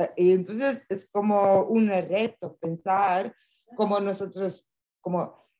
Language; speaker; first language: Spanish; non-native, fluent; Serbian